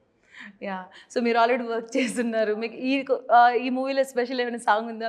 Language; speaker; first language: Telugu; native; Telugu